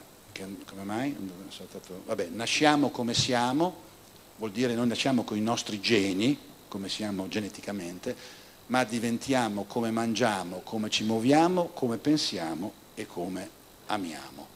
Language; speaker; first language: Italian; native; Italian